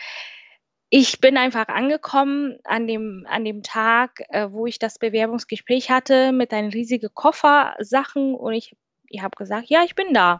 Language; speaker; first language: German; non-native, fluent; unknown